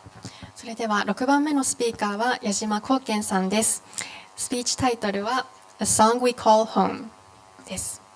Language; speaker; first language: Japanese; native; Japanese